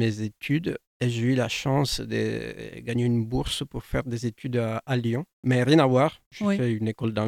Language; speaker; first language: French; non-native, fluent; Italian